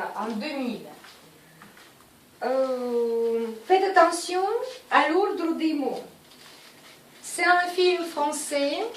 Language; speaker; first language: French; non-native, fluent; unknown